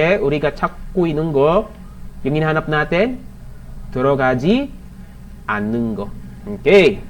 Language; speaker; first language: Korean; non-native, learner; Filipino